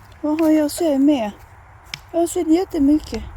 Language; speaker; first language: Swedish; non-native, learner; Thai